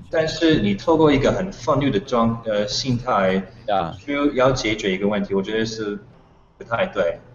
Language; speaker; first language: Chinese; non-native, fluent; English